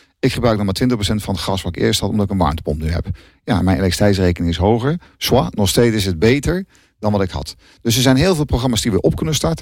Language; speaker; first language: Dutch; native; Dutch